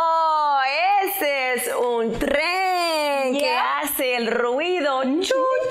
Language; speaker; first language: Spanish; non-native, learner; English